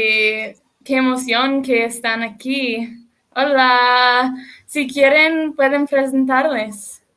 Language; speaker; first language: Spanish; non-native, learner; English